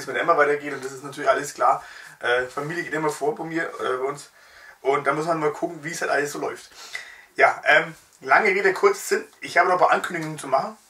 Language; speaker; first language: German; native; German